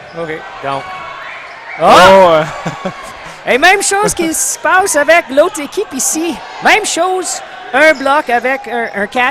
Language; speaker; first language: French; non-native, local second language; English